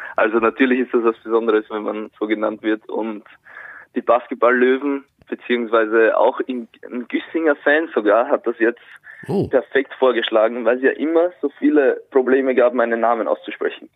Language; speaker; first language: German; native; German